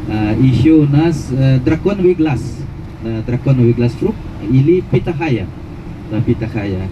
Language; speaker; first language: Russian; non-native, fluent; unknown